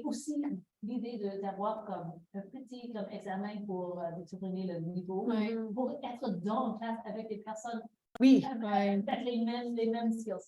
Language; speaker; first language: French; non-native, learner; English